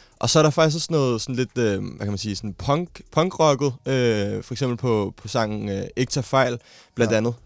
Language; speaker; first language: Danish; native; Danish